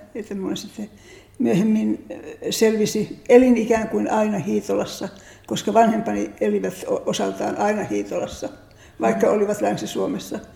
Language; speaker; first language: Finnish; native; Finnish